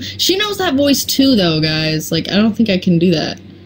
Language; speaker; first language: English; native; English